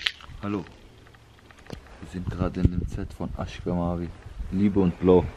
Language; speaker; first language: German; early bilingual, other home language; Turkish